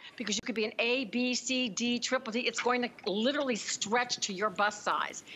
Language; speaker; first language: English; native; English